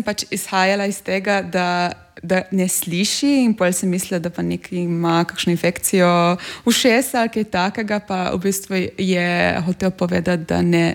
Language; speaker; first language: Slovenian; non-native, fluent; Hungarian